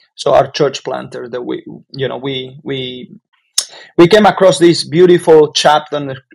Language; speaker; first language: English; non-native, fluent; Spanish